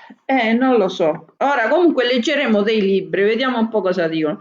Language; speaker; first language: Italian; native; Italian